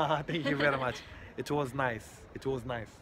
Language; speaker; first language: English; non-native, learner; Arabic